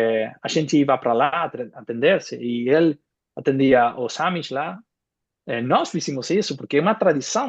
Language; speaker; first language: Portuguese; non-native, fluent; Spanish